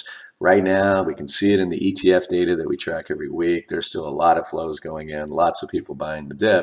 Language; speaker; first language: English; native; English